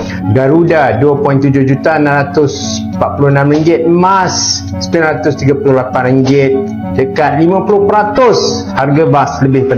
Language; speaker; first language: Malay; native; Malay